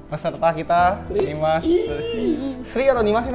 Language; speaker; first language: Indonesian; native; Indonesian